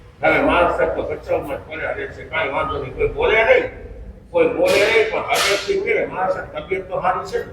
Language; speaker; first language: Gujarati; non-native, local second language; Kachhi